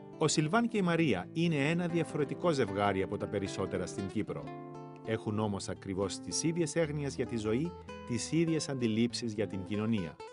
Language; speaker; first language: Greek; native; Greek